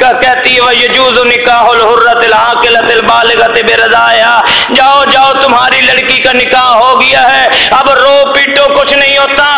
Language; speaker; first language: Urdu; non-native, local second language; Punjabi